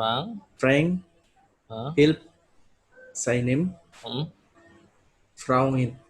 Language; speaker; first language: German; non-native, learner; Indonesian